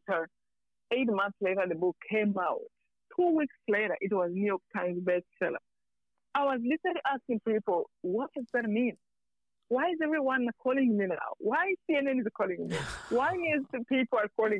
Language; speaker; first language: English; non-native, local second language; Kinyarwanda